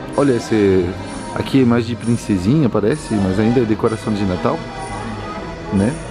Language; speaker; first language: Portuguese; native; Portuguese